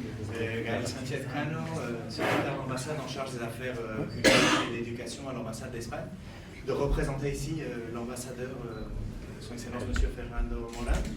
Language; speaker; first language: French; non-native, fluent; Spanish